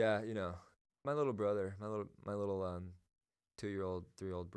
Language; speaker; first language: English; native; English